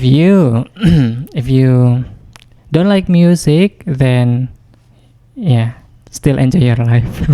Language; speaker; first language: English; non-native, fluent; Indonesian